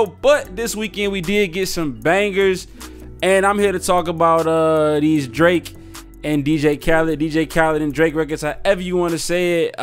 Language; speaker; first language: English; native; English